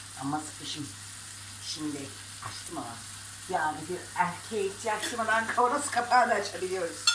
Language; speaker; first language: Turkish; native; Turkish